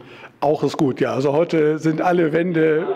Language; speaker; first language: German; native; German